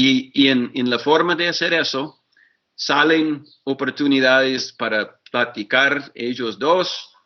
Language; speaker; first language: Spanish; non-native, fluent; English